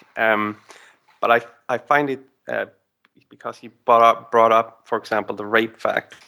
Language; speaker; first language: English; non-native, fluent; Swedish